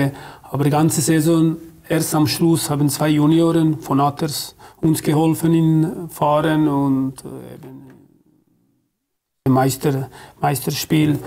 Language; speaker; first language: German; non-native, fluent; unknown